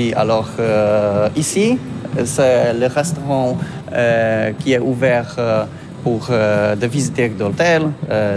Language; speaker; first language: French; non-native, learner; Polish